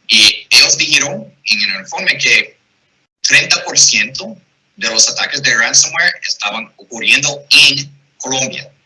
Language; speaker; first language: Spanish; non-native, fluent; English